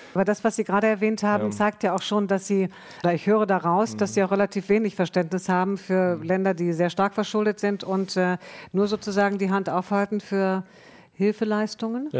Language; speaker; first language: German; native; German